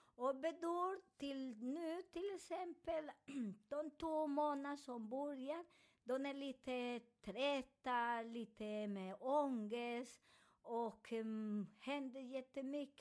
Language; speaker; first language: Swedish; non-native, fluent; Spanish